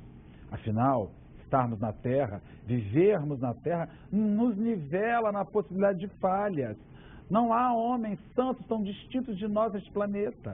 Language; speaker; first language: Portuguese; native; Portuguese